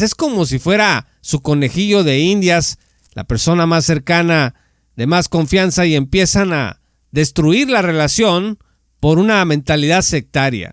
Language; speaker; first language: Spanish; native; Spanish